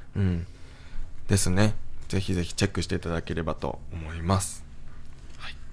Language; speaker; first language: Japanese; native; Japanese